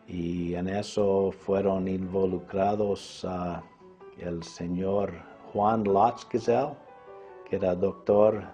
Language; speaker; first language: Spanish; early bilingual, other home language; English